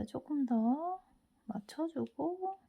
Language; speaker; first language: Korean; native; Korean